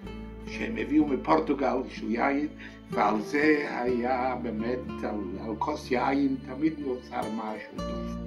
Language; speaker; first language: Hebrew; non-native, fluent; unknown